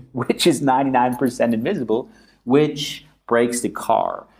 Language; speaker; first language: English; non-native, fluent; German